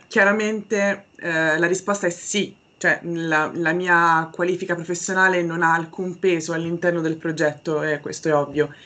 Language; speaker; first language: Italian; native; Italian